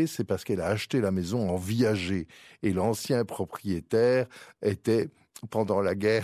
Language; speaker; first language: French; native; French